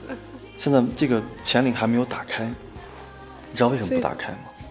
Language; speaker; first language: Chinese; native; Chinese